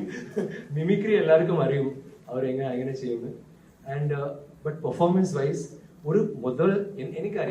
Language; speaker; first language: Malayalam; non-native, learner; Tamil